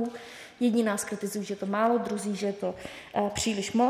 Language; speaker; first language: Czech; native; Czech